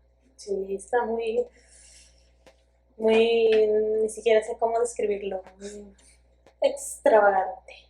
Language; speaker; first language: Spanish; native; Spanish